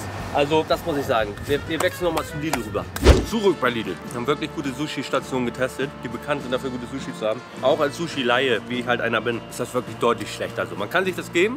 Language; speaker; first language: German; native; German